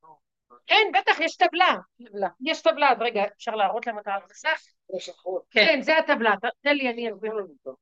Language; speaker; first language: Hebrew; native; Hebrew